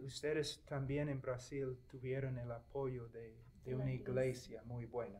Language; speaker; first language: Spanish; non-native, fluent; English